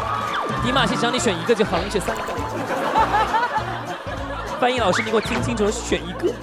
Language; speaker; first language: Chinese; native; Chinese